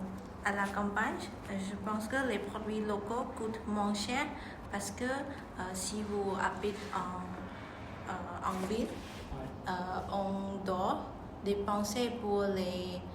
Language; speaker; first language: French; non-native, learner; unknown